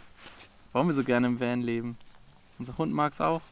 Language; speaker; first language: German; native; German